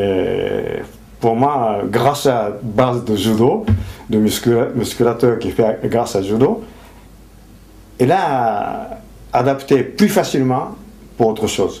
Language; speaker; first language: French; non-native, fluent; Japanese